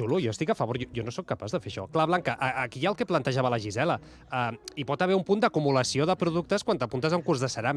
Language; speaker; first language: Catalan; native; Catalan